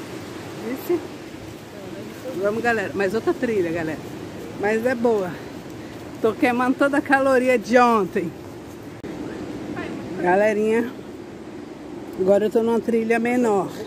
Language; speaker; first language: Portuguese; native; Portuguese